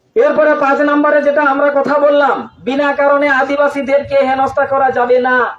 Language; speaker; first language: Bangla; non-native, local second language; Santali